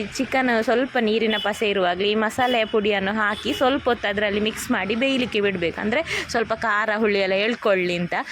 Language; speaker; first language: Kannada; native; Kannada